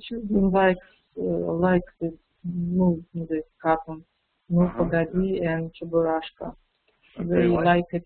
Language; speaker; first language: English; non-native, fluent; Russian